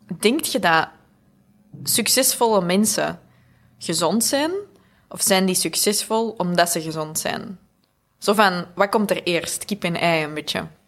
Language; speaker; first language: Dutch; native; Dutch